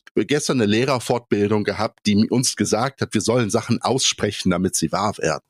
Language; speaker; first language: German; early bilingual, other home language; Polish